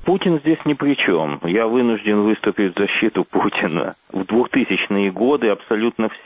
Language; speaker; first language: Russian; native; Russian